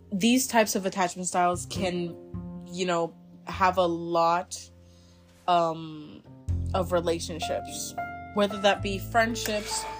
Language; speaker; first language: English; non-native, local second language; Spanish